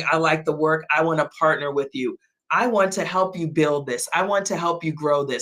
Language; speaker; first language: English; native; English